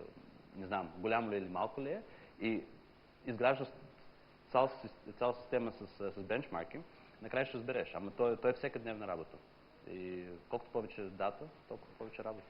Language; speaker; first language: Bulgarian; non-native, fluent; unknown